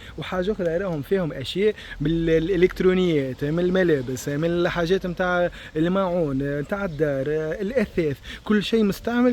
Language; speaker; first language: Arabic; native; Arabic